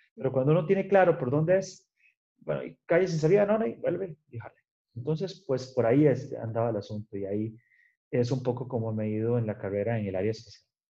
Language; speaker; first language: Spanish; native; Spanish